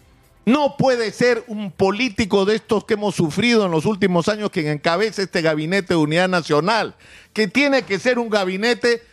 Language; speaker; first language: Spanish; native; Spanish